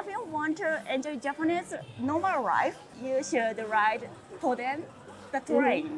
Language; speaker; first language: English; non-native, learner; Japanese